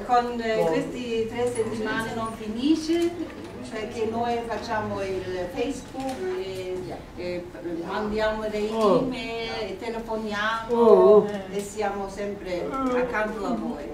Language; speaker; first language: Italian; non-native, fluent; German